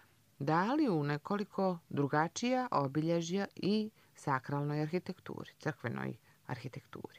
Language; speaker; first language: Croatian; native; Croatian